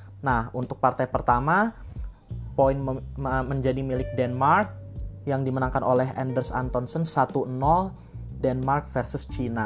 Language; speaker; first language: Indonesian; native; Indonesian